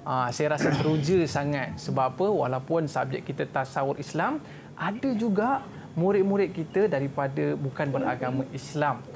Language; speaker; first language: Malay; native; Malay